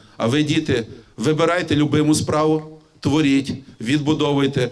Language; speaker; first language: Ukrainian; native; Ukrainian